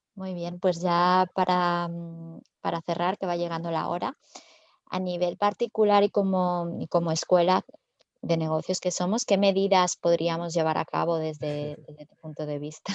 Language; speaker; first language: Spanish; native; Spanish